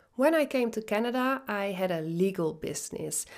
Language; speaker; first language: English; non-native, fluent; Dutch